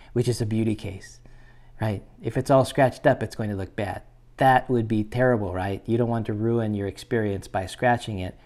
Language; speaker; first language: English; native; English